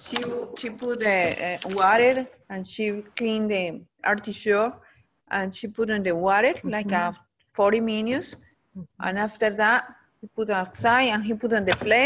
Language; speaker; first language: English; non-native, learner; Spanish